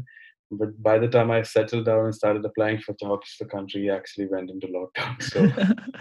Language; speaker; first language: English; non-native, local second language; Malayalam